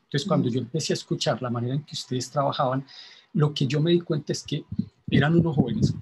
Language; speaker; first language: Spanish; native; Spanish